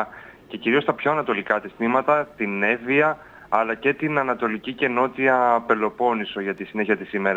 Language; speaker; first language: Greek; native; Greek